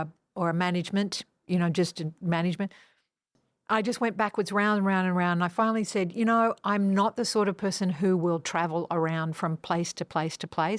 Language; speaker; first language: English; non-native, fluent; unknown